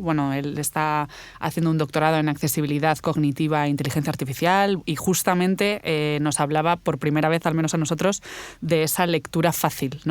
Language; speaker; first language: Spanish; native; Spanish